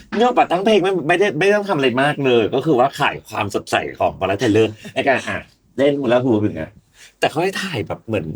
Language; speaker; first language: Thai; early bilingual, heritage; English